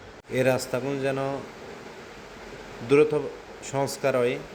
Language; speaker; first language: Bangla; non-native, local second language; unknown